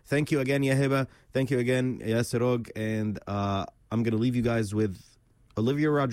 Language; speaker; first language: English; non-native, local second language; Arabic